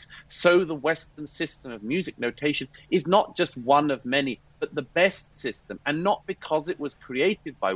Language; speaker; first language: English; native; English